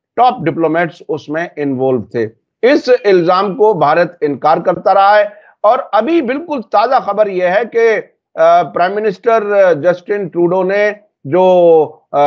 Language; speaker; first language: Hindi; native; Hindi